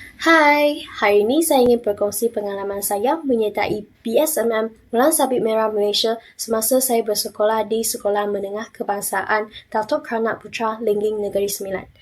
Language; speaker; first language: Malay; non-native, local second language; Chinese